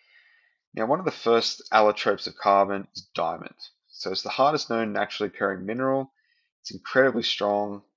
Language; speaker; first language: English; native; English